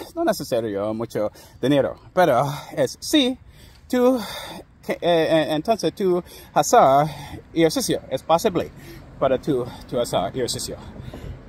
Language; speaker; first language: Spanish; non-native, learner; English